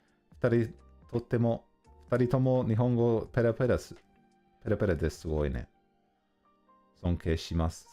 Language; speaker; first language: Japanese; non-native, learner; English